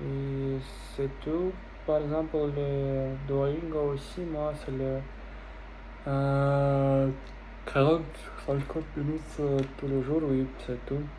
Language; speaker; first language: French; non-native, learner; Russian